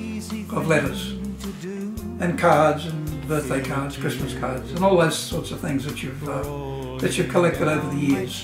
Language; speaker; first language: English; native; English